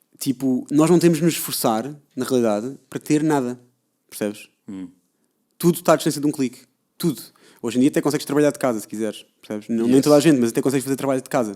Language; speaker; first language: Portuguese; native; Portuguese